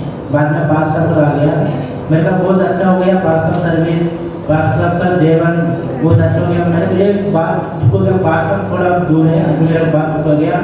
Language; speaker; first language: Hindi; non-native, local second language; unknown